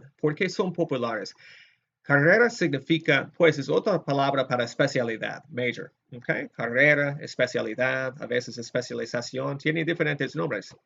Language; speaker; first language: Spanish; non-native, fluent; English